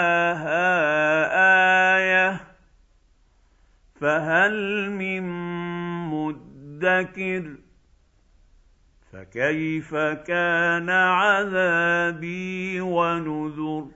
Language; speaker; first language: Arabic; native; Arabic